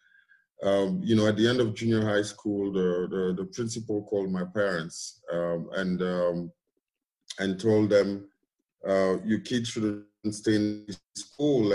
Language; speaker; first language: English; non-native, local second language; French